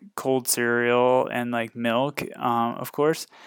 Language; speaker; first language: English; native; English